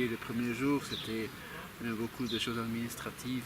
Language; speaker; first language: French; native; French